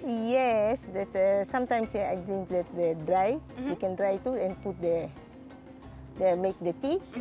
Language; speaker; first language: English; non-native, learner; Indonesian